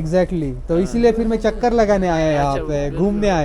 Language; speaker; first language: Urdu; non-native, local second language; Marathi